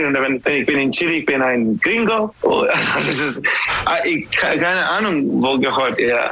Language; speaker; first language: German; non-native, learner; English